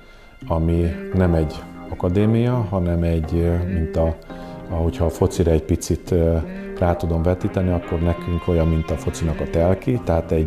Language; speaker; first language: Hungarian; native; Hungarian